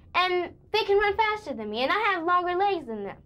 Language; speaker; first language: English; native; English